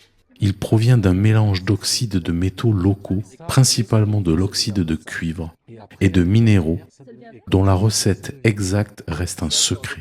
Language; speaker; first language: French; native; French